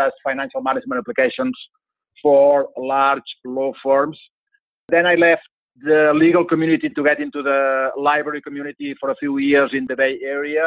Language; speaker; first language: English; non-native, fluent; Spanish